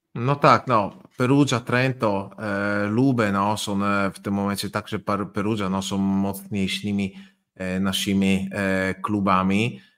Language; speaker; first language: Polish; non-native, fluent; Italian